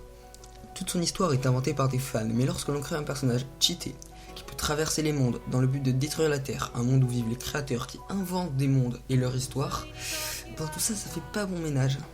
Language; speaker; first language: French; native; French